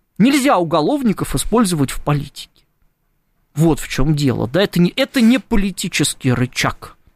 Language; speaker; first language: Russian; native; Russian